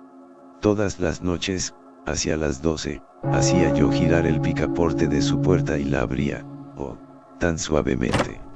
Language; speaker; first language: Spanish; native; Spanish